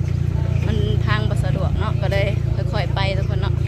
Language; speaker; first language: Thai; non-native, local second language; Lao